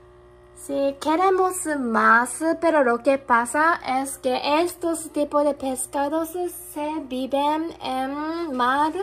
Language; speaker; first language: Spanish; non-native, learner; Japanese